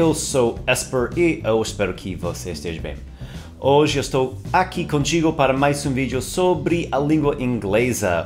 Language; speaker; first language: Portuguese; non-native, fluent; English